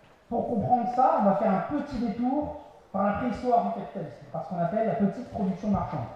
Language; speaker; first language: French; native; French